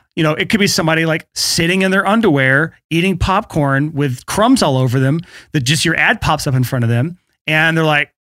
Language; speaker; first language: English; native; English